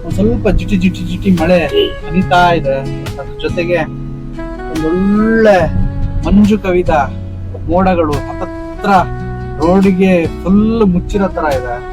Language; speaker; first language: Kannada; non-native, local second language; Tulu